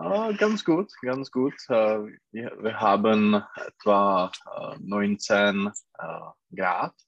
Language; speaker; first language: German; non-native, learner; Czech